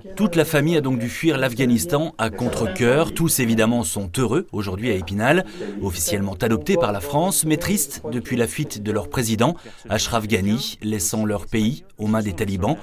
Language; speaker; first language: French; native; French